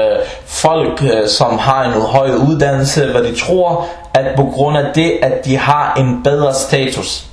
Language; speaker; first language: Danish; early bilingual, other home language; Arabic